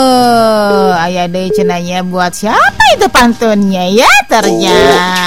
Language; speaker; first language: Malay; non-native, local second language; Sundanese